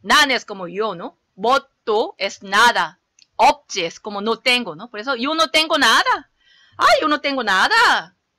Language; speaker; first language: Spanish; non-native, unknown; Korean